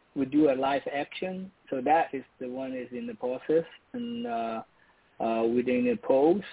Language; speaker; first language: English; non-native, local second language; Cantonese